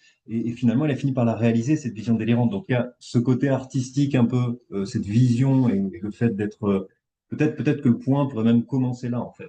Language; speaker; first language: French; native; French